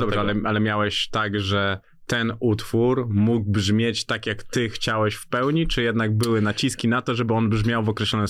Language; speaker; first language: Polish; native; Polish